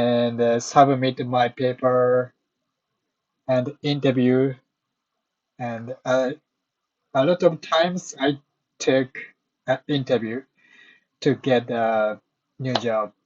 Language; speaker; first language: English; non-native, learner; Japanese